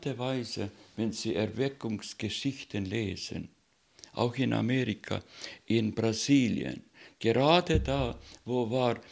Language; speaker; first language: German; non-native, learner; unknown